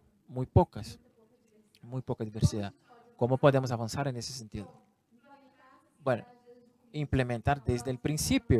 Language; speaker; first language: Spanish; non-native, learner; Portuguese